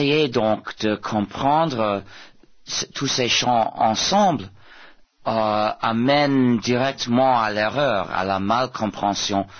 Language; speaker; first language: French; non-native, fluent; English